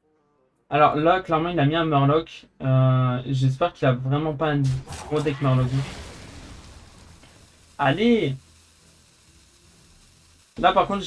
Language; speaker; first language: French; native; French